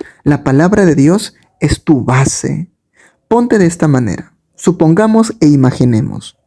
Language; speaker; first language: Spanish; native; Spanish